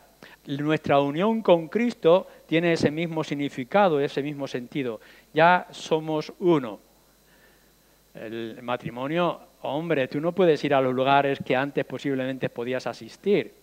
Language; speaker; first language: Spanish; native; Spanish